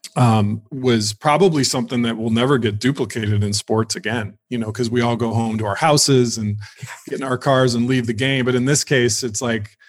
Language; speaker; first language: English; native; English